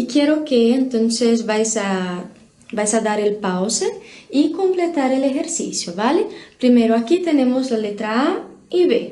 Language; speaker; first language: Spanish; non-native, fluent; Portuguese